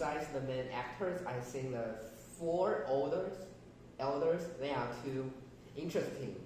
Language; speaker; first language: English; non-native, learner; Chinese